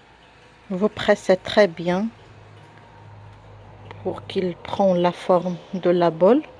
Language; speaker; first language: French; non-native, local second language; Arabic